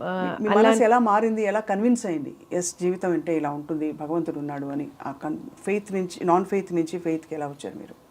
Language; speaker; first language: Telugu; native; Telugu